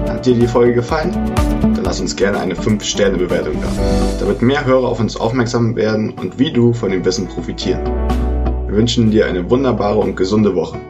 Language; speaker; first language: German; native; German